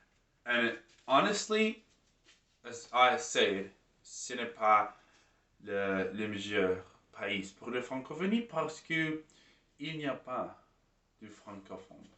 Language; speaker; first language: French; non-native, learner; English